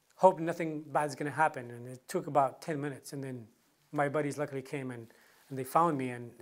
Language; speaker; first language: English; non-native, fluent; Kurdish